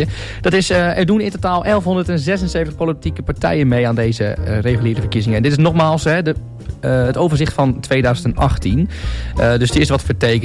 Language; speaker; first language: Dutch; native; Dutch